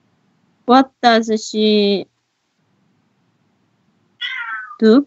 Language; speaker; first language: English; non-native, learner; Korean